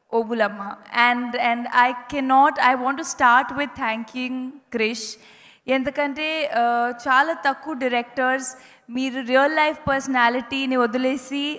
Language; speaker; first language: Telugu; non-native, learner; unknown